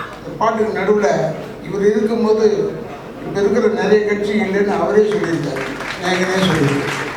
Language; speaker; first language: Tamil; non-native, local second language; Telugu